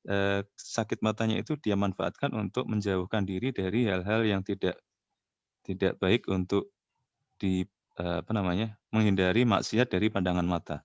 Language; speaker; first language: Indonesian; native; Indonesian